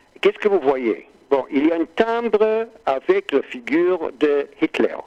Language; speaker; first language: French; non-native, learner; English